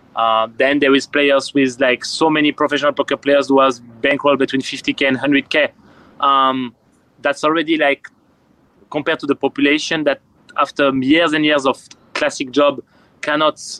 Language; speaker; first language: English; non-native, fluent; French